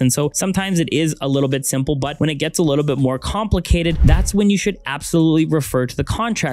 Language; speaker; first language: English; native; English